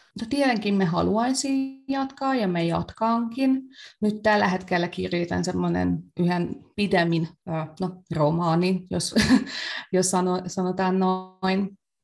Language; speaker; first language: Finnish; non-native, fluent; Hungarian